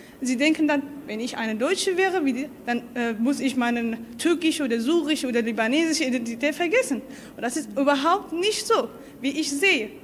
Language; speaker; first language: German; non-native, learner; Arabic